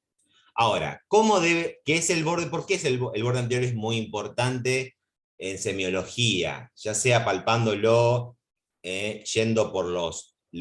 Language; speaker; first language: Spanish; native; Spanish